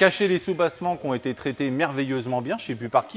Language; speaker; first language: French; native; French